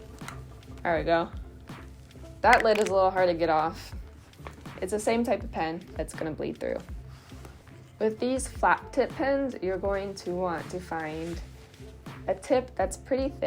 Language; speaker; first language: English; native; English